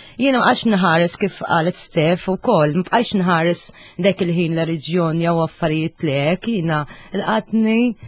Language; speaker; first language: Maltese; non-native, fluent; Arabic